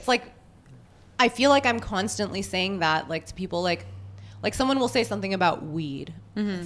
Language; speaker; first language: English; native; English